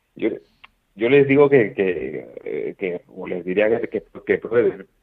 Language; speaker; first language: Spanish; native; Spanish